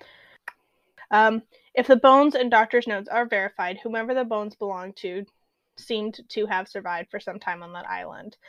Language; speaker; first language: English; native; English